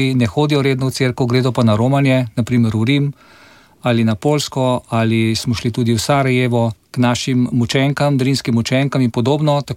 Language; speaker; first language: Slovenian; native; Slovenian